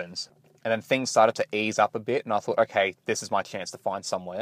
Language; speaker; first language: English; native; English